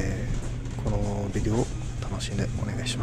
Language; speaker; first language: Japanese; non-native, learner; English